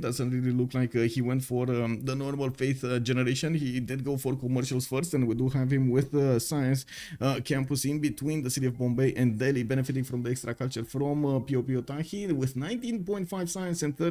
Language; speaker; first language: English; non-native, fluent; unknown